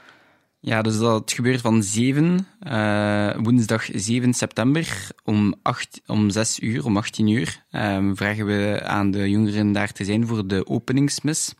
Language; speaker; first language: Dutch; non-native, local second language; French